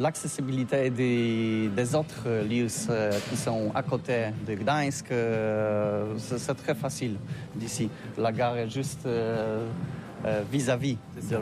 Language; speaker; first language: French; non-native, learner; Polish